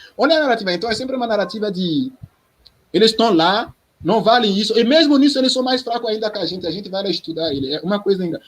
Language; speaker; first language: Portuguese; non-native, fluent; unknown